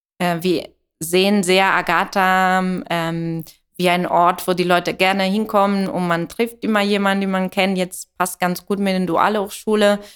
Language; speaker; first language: German; non-native, fluent; Italian